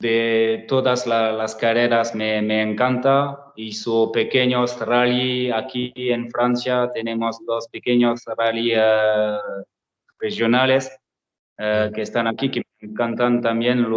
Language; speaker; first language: Spanish; non-native, learner; French